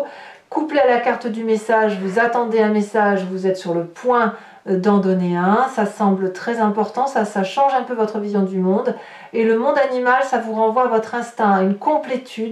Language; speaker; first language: French; native; French